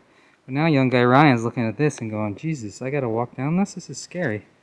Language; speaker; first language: English; native; English